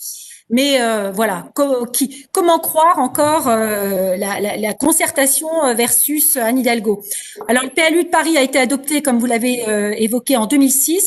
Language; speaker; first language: French; native; French